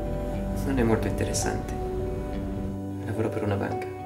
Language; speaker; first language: Italian; non-native, fluent; Spanish